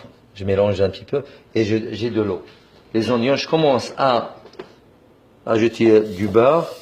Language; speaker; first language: French; non-native, fluent; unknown